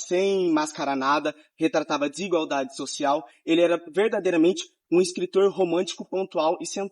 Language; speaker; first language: Portuguese; native; Portuguese